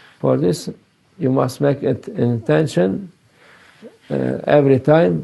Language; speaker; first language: English; non-native, learner; Turkish